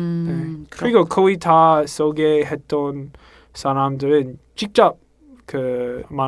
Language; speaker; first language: Korean; non-native, learner; English